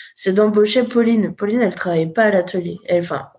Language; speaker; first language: French; native; French